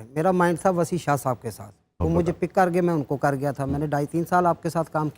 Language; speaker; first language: Urdu; non-native, local second language; Punjabi